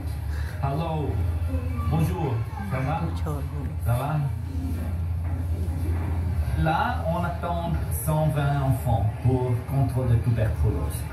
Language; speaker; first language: French; non-native, local second language; German